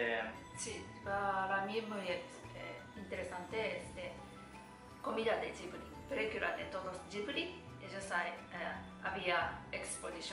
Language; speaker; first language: Spanish; non-native, learner; Japanese